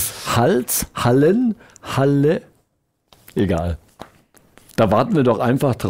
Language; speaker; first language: German; native; German